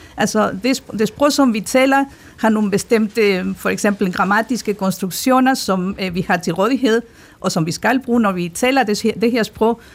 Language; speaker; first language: Danish; non-native, fluent; Spanish